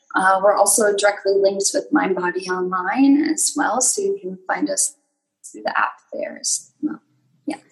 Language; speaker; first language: English; native; English